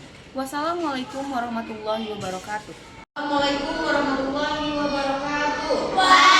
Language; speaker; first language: Indonesian; native; Indonesian